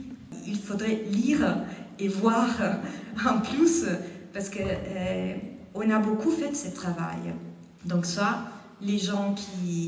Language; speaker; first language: French; non-native, fluent; Italian